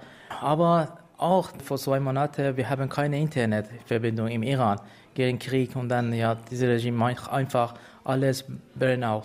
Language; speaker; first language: German; non-native, learner; Persian